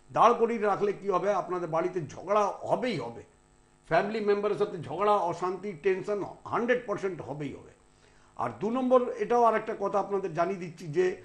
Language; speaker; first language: Bangla; non-native, local second language; Punjabi